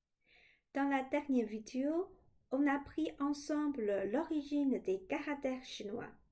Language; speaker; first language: French; non-native, fluent; Chinese